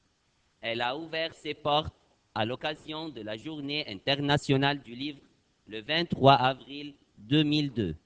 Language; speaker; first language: French; non-native, fluent; Arabic